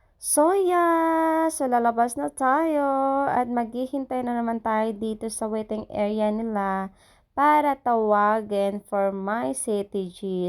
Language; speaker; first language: Filipino; native; Filipino